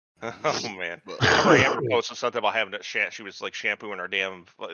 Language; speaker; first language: English; native; English